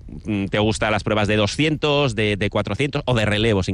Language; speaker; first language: Spanish; native; Spanish